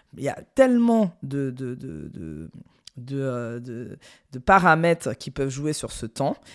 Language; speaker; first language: French; native; French